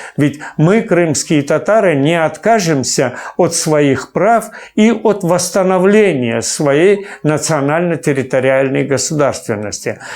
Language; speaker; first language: Russian; non-native, local second language; Crimean Tatar